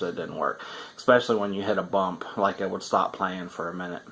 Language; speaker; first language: English; native; English